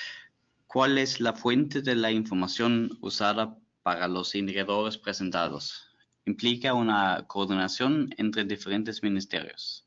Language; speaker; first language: Spanish; non-native, fluent; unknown